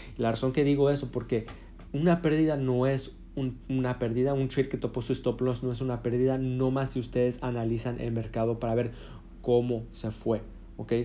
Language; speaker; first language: Spanish; early bilingual, heritage; Spanish